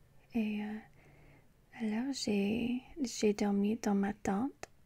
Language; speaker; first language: French; non-native, learner; English